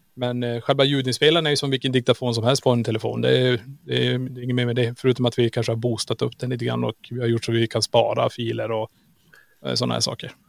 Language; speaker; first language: Swedish; native; Swedish